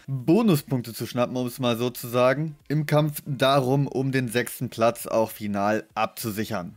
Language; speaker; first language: German; native; German